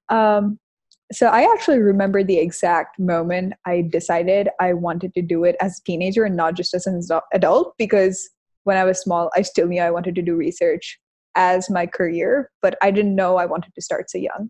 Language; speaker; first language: English; non-native, local second language; Hindi